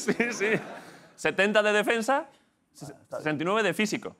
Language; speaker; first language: Spanish; native; Spanish